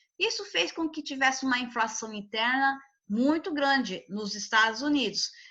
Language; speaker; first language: Portuguese; native; Portuguese